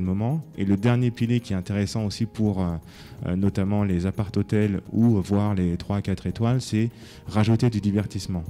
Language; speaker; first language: French; native; French